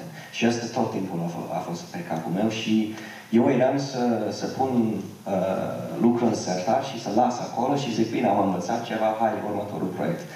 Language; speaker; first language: Romanian; non-native, fluent; English